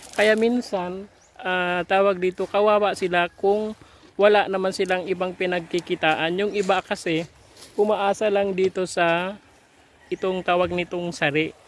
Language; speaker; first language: Filipino; non-native, local second language; Cebuano